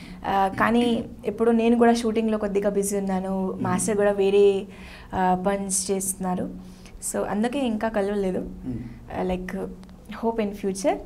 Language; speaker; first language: Telugu; non-native, learner; Hindi